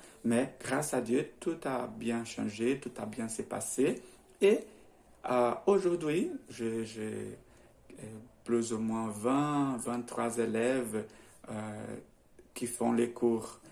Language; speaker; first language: French; non-native, learner; Portuguese